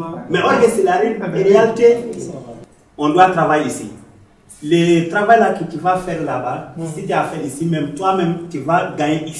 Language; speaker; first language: French; non-native, learner; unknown